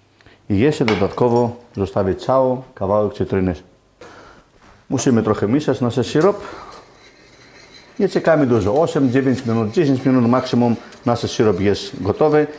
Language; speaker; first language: Polish; non-native, fluent; Greek